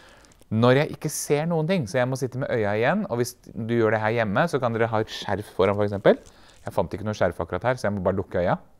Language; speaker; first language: Norwegian; native; Norwegian